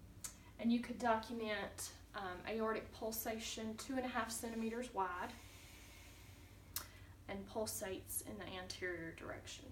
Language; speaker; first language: English; native; English